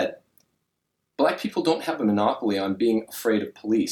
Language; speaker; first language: English; native; English